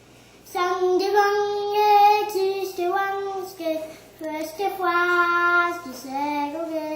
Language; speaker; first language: Danish; early bilingual, heritage; Danish